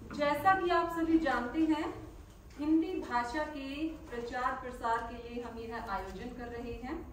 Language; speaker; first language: Hindi; native; Hindi